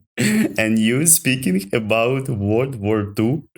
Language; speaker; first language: English; non-native, learner; Ukrainian